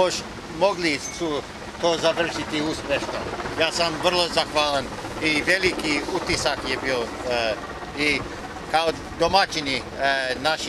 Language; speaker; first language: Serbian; non-native, learner; English